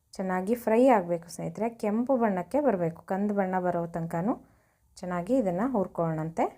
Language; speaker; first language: Kannada; native; Kannada